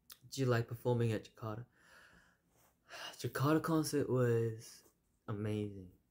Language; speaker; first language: English; early bilingual, other home language; Korean